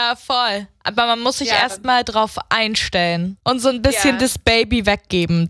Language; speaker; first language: German; native; German